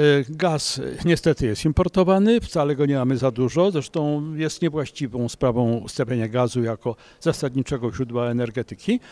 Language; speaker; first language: Polish; native; Polish